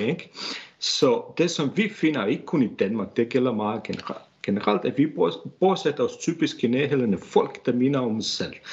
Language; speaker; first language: Danish; non-native, fluent; Bosnian